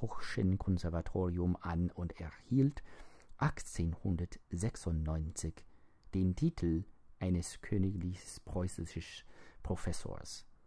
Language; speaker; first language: German; non-native, fluent; English